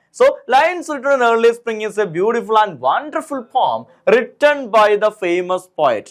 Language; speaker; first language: English; non-native, local second language; Malayalam